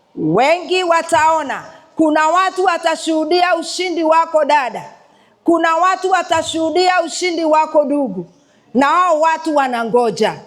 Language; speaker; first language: Swahili; non-native, local second language; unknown